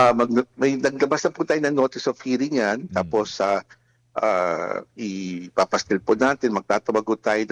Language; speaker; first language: Filipino; native; Filipino